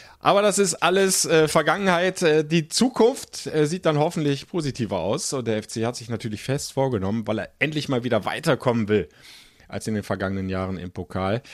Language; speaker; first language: German; native; German